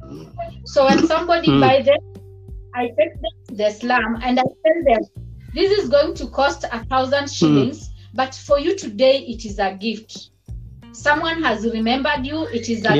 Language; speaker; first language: English; non-native, local second language; Luyia